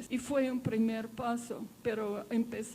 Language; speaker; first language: Spanish; non-native, fluent; English